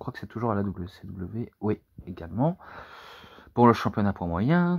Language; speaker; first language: French; native; French